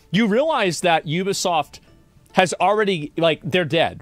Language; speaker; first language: English; native; English